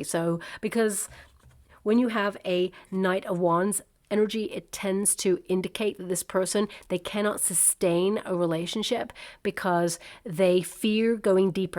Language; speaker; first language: English; native; English